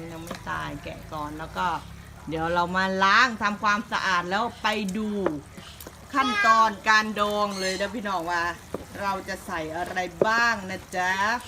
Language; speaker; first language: Thai; native; Thai